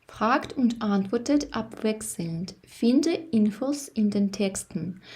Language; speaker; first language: German; non-native, fluent; Ukrainian